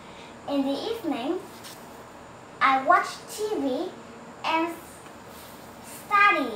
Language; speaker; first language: English; non-native, learner; Vietnamese